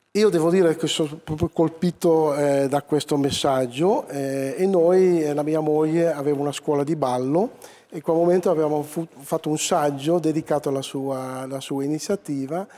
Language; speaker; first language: Italian; non-native, fluent; Dutch